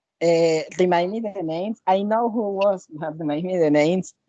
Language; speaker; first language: English; non-native, learner; Spanish